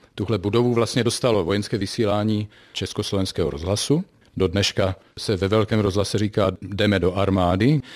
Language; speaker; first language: Czech; native; Czech